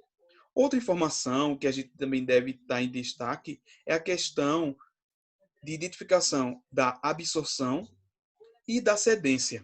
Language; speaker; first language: Portuguese; native; Portuguese